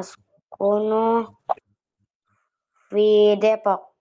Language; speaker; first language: Arabic; non-native, learner; Indonesian